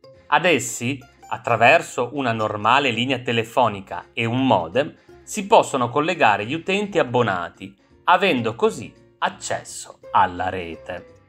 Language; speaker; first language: Italian; native; Italian